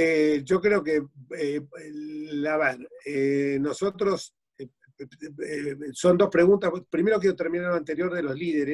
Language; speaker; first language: Spanish; native; Spanish